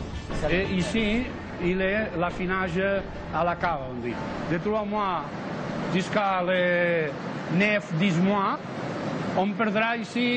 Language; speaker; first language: French; non-native, fluent; Spanish